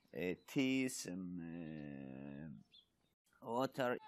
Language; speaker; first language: English; non-native, learner; Arabic